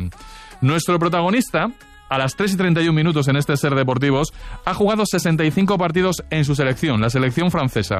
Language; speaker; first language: Spanish; native; Spanish